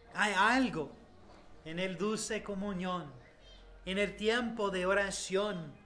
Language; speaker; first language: Spanish; non-native, learner; English